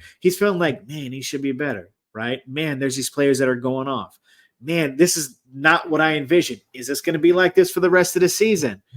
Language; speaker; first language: English; native; English